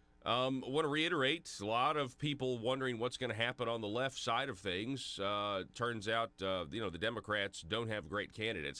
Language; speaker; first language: English; native; English